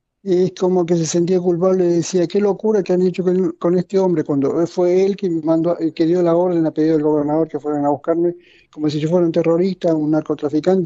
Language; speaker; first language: Spanish; native; Spanish